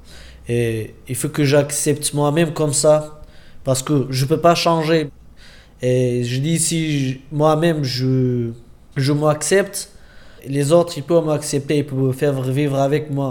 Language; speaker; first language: French; non-native, learner; Kurdish